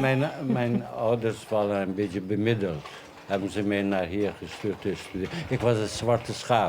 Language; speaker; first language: Dutch; non-native, fluent; Persian